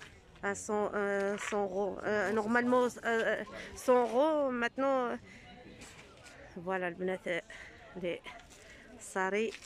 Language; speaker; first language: French; non-native, learner; Arabic